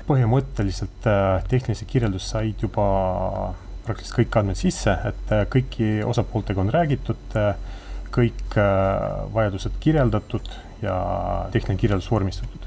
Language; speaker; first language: Estonian; non-native, local second language; Russian